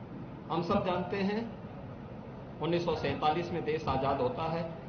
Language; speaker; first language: Hindi; native; Hindi